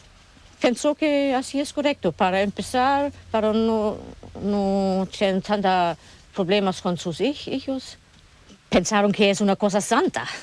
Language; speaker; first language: Spanish; early bilingual, other home language; German